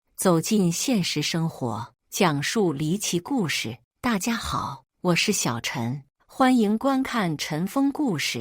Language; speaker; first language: Chinese; native; Chinese